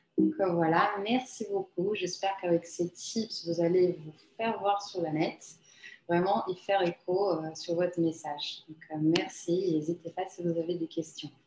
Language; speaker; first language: French; non-native, fluent; Portuguese